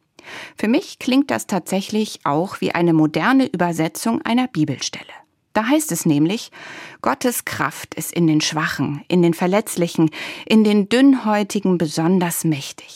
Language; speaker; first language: German; native; German